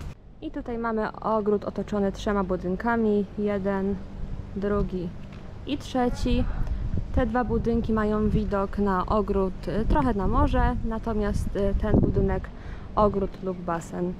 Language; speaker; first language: Polish; native; Polish